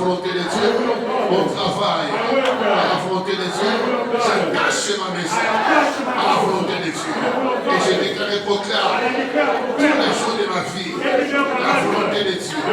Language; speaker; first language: French; non-native, local second language; Lingala